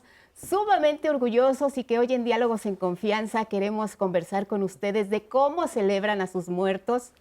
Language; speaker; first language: Spanish; native; Spanish